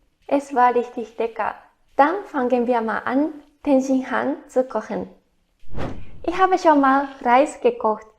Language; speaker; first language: German; non-native, fluent; Japanese